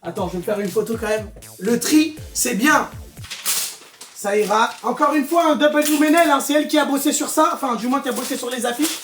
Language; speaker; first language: French; native; French